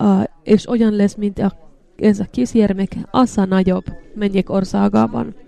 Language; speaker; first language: Hungarian; non-native, learner; Finnish